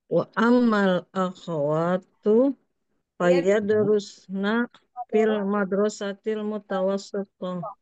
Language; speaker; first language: Arabic; non-native, learner; Indonesian